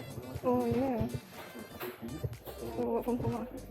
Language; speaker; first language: Malay; native; Malay